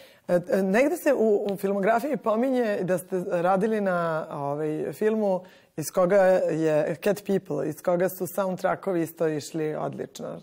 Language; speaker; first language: Serbian; native; Serbian